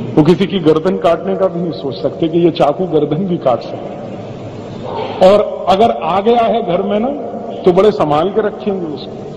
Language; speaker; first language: Hindi; native; Hindi